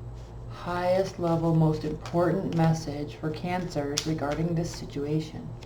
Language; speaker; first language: English; native; English